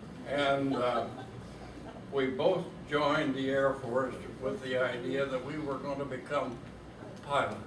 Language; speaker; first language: English; native; English